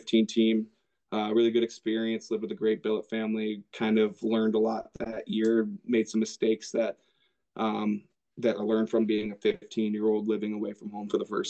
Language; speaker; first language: English; native; English